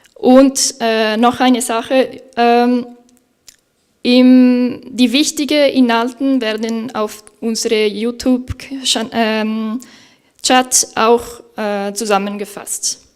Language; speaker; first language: German; non-native, fluent; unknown